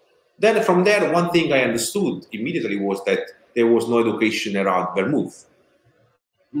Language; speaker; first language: English; non-native, fluent; Italian